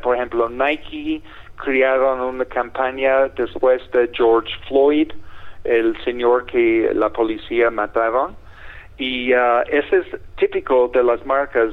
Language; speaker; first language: Spanish; non-native, fluent; English